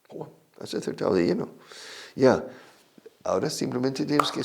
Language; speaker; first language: Spanish; non-native, fluent; English